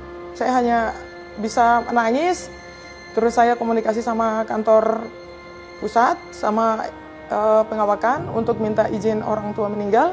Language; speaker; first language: Indonesian; native; Indonesian